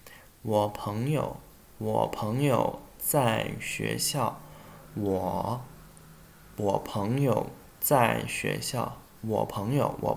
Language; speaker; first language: Chinese; non-native, fluent; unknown